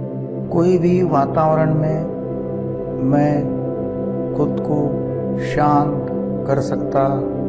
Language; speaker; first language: Hindi; non-native, local second language; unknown